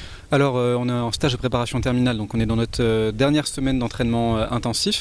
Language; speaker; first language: French; native; French